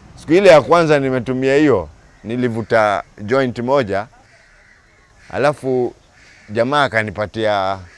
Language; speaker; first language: Swahili; native; Swahili